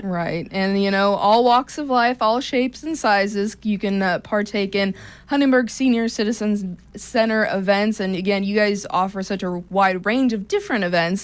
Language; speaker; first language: English; native; English